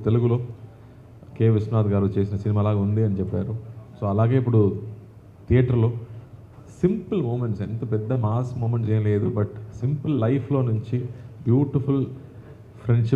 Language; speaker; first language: Telugu; non-native, fluent; Tamil